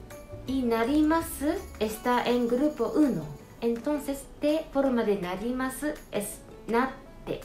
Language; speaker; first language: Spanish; non-native, fluent; Japanese